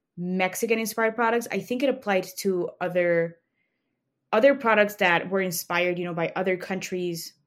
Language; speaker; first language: English; non-native, fluent; Spanish